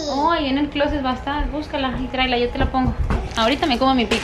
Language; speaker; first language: Spanish; native; Spanish